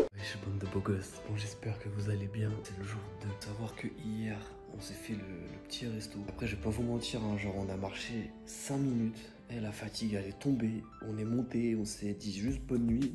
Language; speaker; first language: French; native; French